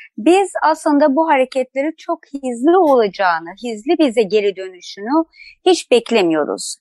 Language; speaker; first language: Turkish; non-native, fluent; Persian